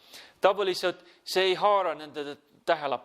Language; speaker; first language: Estonian; non-native, fluent; English